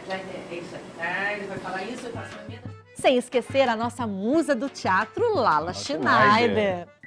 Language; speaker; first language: Portuguese; native; Portuguese